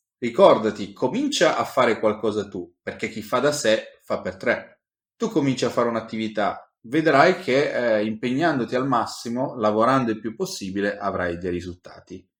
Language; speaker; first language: Italian; native; Italian